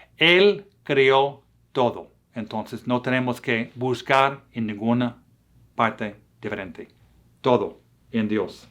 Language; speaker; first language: Spanish; non-native, fluent; English